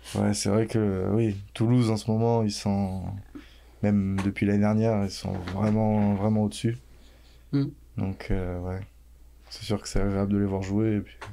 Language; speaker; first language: French; native; French